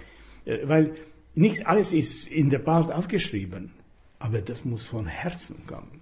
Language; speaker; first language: German; non-native, fluent; Slovak